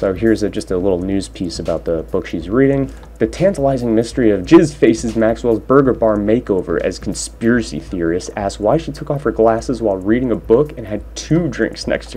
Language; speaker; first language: English; native; English